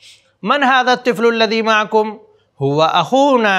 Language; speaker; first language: Arabic; non-native, fluent; Urdu